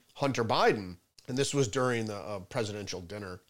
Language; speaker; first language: English; early bilingual, other home language; German